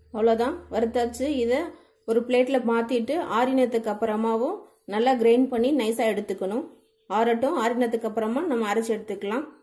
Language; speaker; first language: Tamil; non-native, local second language; Telugu